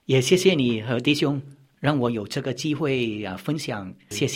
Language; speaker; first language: Chinese; early bilingual, heritage; Chinese